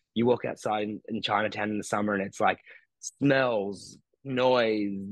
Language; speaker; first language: English; native; English